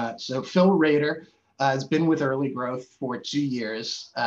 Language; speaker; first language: English; native; English